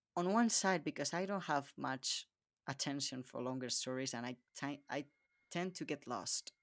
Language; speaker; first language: English; non-native, fluent; Spanish